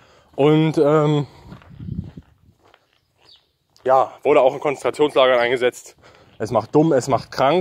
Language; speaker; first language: German; native; German